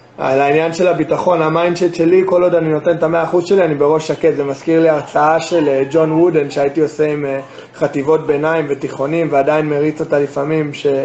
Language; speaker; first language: Hebrew; non-native, fluent; English